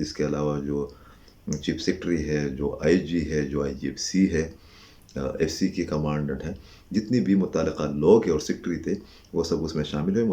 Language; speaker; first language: Urdu; native; Urdu